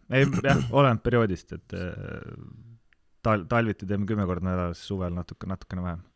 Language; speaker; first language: Estonian; native; Estonian